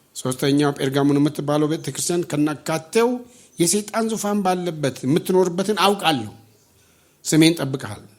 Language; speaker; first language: Amharic; non-native, local second language; Oromo